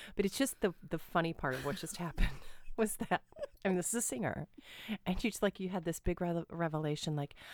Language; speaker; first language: English; native; English